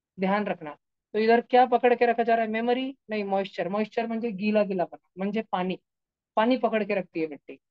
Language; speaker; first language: Hindi; non-native, local second language; Marathi